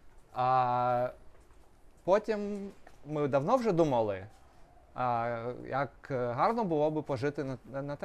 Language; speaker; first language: Ukrainian; non-native, local second language; Russian